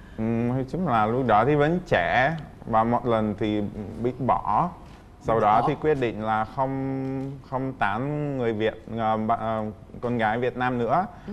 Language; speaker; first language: Vietnamese; non-native, fluent; Czech